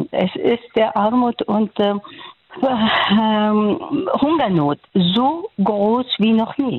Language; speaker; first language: German; non-native, fluent; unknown